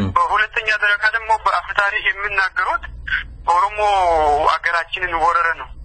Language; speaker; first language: Amharic; non-native, local second language; Oromo